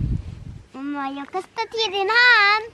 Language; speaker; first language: Swedish; early bilingual, other home language; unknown